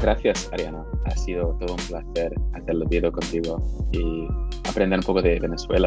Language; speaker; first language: Spanish; non-native, fluent; English